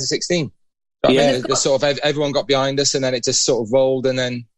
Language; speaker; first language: English; native; English